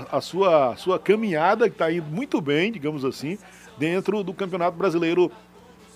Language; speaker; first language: Portuguese; native; Portuguese